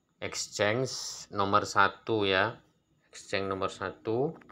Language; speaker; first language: Indonesian; native; Indonesian